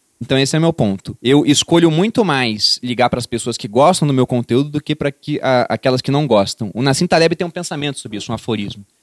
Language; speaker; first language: Portuguese; native; Portuguese